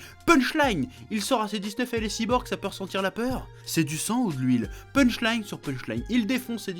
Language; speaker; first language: French; native; French